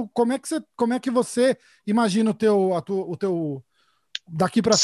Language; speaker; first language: Portuguese; native; Portuguese